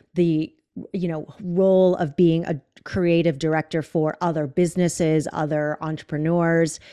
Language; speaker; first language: English; native; English